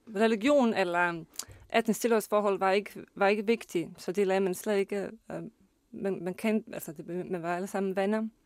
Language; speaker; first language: Danish; non-native, fluent; Bosnian